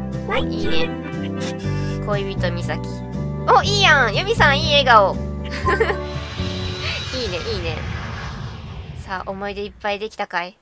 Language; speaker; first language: Japanese; native; Japanese